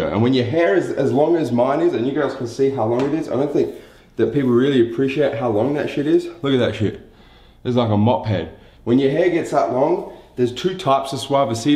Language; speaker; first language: English; native; English